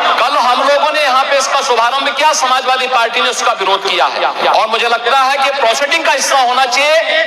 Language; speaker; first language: Hindi; native; Hindi